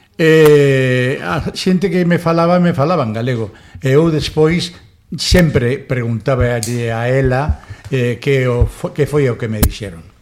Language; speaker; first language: Galician; non-native, local second language; Spanish